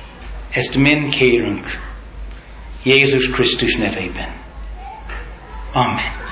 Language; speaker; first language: Hungarian; non-native, learner; English